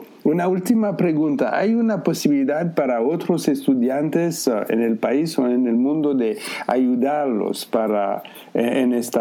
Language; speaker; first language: Spanish; non-native, fluent; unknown